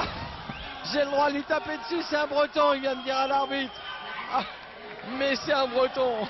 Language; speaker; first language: French; native; French